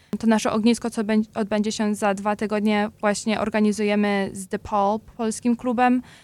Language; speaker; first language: Polish; early bilingual, heritage; Polish